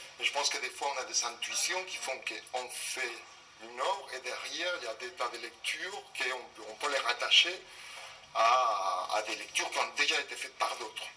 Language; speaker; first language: French; non-native, fluent; Spanish